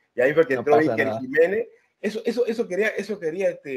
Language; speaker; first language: Spanish; native; Spanish